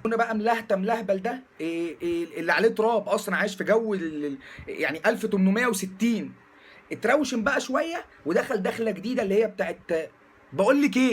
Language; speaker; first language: Arabic; native; Arabic